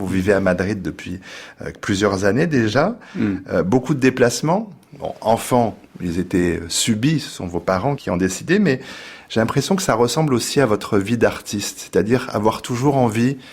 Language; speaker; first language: French; native; French